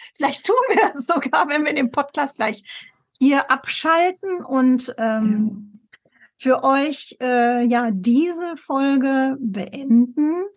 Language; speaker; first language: German; native; German